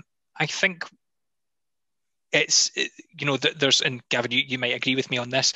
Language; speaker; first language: English; native; English